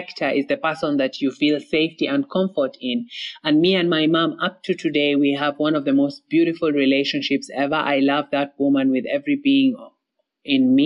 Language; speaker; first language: English; non-native, local second language; Somali